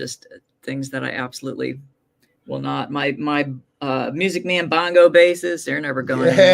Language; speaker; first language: English; native; English